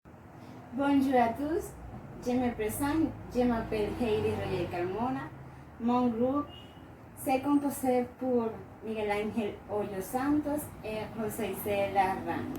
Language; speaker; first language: French; non-native, learner; Spanish